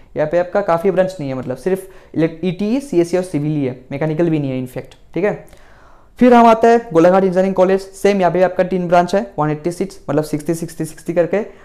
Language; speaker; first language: Hindi; non-native, local second language; Assamese